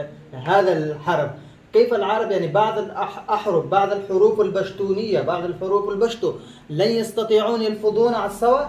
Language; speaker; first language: Arabic; non-native, learner; Pashto